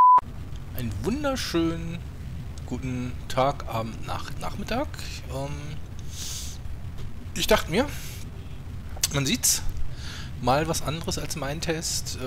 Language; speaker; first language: German; native; German